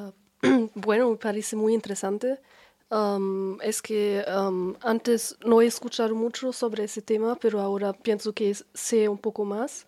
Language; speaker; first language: Spanish; non-native, fluent; German